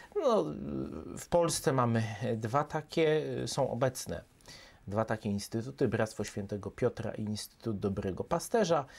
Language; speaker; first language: Polish; native; Polish